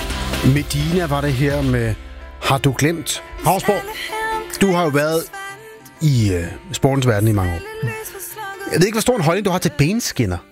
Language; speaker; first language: Danish; native; Danish